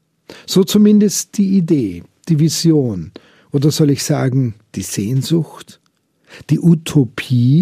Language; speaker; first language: German; native; German